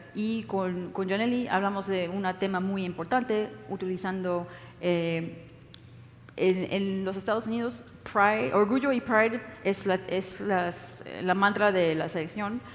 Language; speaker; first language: Spanish; early bilingual, heritage; English